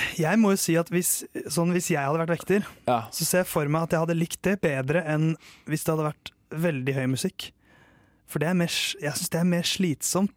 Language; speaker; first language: Norwegian; native; Norwegian